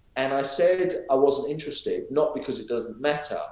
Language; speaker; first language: English; native; English